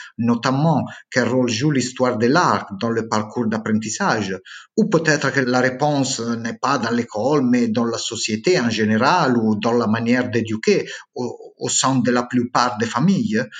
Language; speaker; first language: French; non-native, learner; Italian